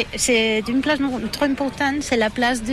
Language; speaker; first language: French; non-native, learner; Catalan